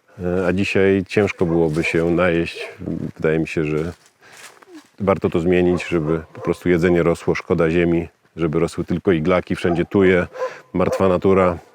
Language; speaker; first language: Polish; native; Polish